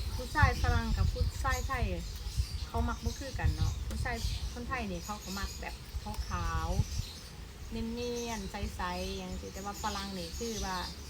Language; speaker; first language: Thai; non-native, local second language; Northeastern Thai